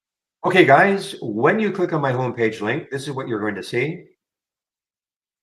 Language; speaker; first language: English; native; English